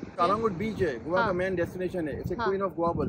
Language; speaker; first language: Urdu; non-native, local second language; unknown